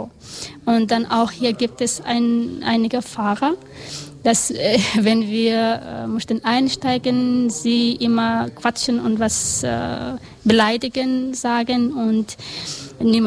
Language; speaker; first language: German; non-native, learner; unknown